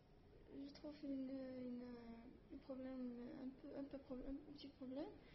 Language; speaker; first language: French; non-native, learner; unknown